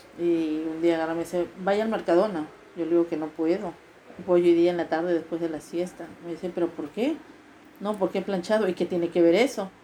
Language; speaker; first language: Spanish; native; Spanish